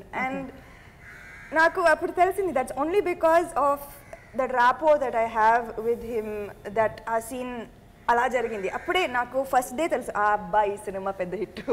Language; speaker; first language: Telugu; non-native, fluent; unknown